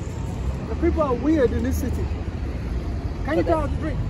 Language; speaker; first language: English; non-native, learner; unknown